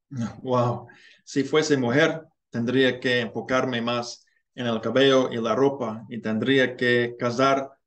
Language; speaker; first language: Spanish; non-native, learner; English